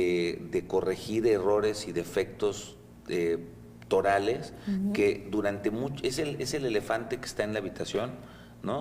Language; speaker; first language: Spanish; native; Spanish